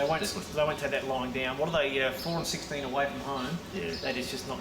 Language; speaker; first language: English; native; English